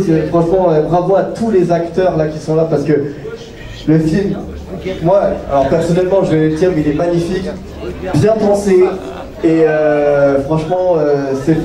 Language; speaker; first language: French; native; French